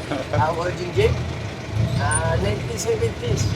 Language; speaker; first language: English; non-native, local second language; Filipino